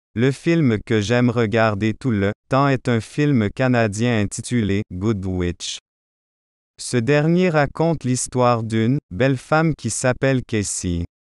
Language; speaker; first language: French; non-native, fluent; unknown